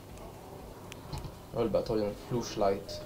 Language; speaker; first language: French; native; French